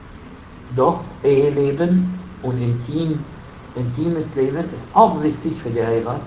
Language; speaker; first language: German; non-native, fluent; Arabic